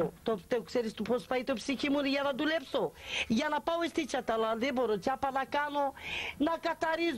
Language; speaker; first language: Greek; non-native, local second language; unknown